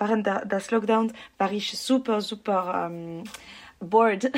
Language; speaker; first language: German; non-native, local second language; French